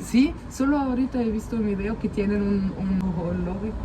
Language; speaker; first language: Spanish; non-native, fluent; German